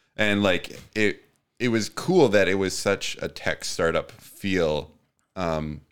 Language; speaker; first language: English; native; English